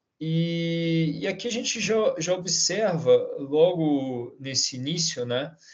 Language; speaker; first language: Portuguese; native; Portuguese